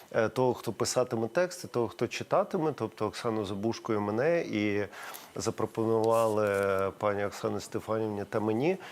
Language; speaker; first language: Ukrainian; non-native, local second language; Russian